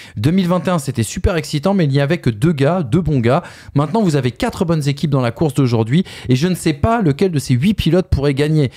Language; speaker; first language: French; native; French